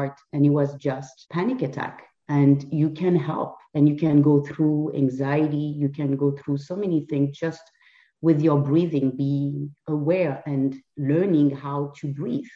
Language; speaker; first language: English; non-native, fluent; French